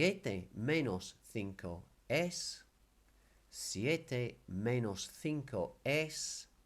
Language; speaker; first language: Spanish; non-native, fluent; English